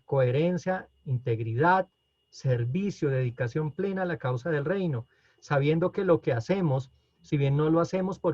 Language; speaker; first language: Spanish; native; Spanish